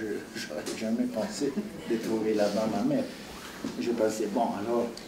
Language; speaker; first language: French; non-native, fluent; Italian